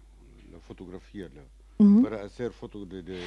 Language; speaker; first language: French; non-native, learner; Arabic